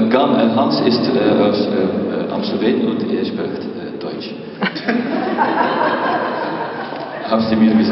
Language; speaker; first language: German; non-native, learner; Dutch